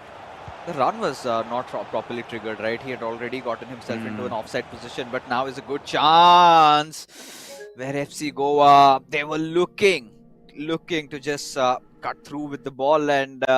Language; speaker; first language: English; non-native, local second language; Hindi